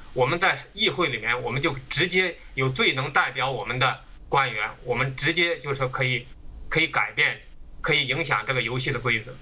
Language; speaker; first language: Chinese; native; Chinese